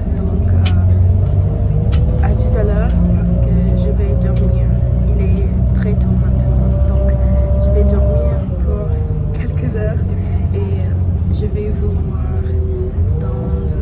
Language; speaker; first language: French; non-native, learner; English